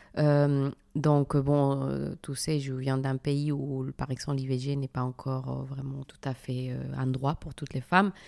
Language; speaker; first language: French; non-native, fluent; Spanish